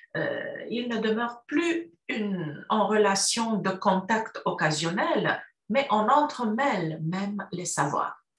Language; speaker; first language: French; non-native, fluent; Romanian